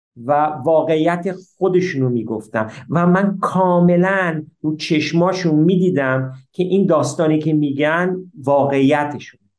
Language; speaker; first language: Persian; early bilingual, heritage; English